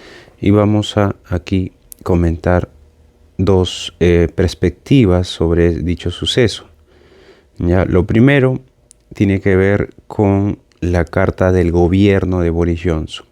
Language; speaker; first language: Spanish; native; Spanish